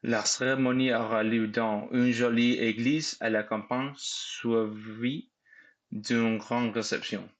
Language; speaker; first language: French; non-native, learner; English